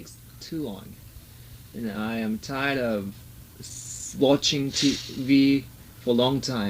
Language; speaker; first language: English; non-native, learner; Japanese